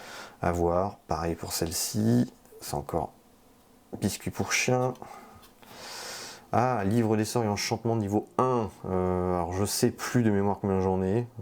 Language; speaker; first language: French; native; French